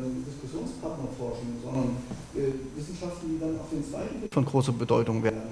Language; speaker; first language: German; native; German